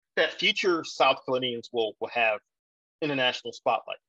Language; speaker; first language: English; native; English